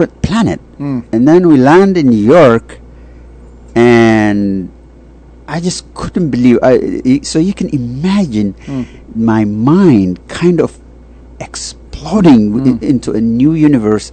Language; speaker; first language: English; non-native, fluent; Tigrinya